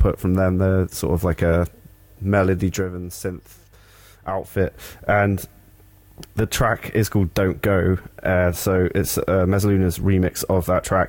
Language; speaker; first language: English; native; English